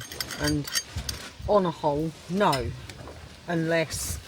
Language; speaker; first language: English; native; English